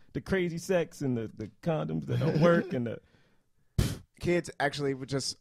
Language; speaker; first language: English; native; English